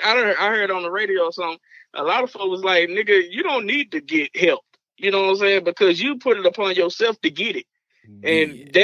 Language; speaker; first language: English; native; English